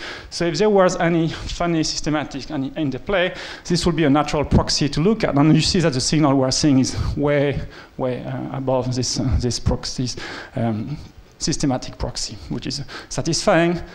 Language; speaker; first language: English; non-native, fluent; French